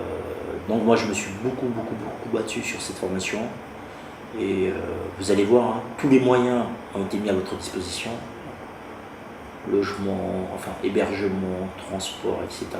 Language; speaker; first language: French; native; French